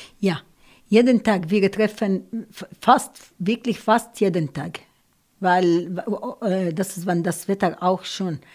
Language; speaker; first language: German; non-native, learner; Arabic